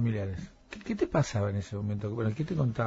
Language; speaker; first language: Spanish; native; Spanish